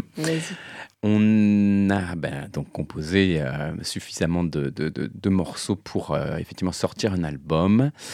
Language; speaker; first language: French; native; French